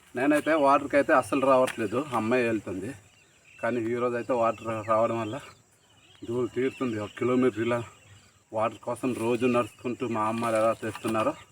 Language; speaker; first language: Telugu; native; Telugu